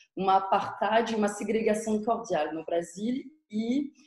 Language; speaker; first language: Portuguese; non-native, fluent; French